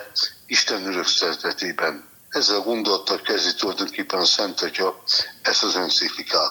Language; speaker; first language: Hungarian; native; Hungarian